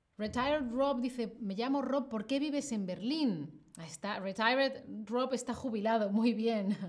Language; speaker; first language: Spanish; native; Spanish